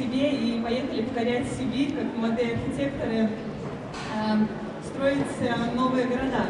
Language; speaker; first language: Russian; native; Russian